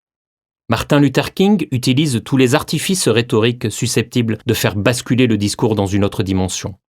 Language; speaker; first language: French; native; French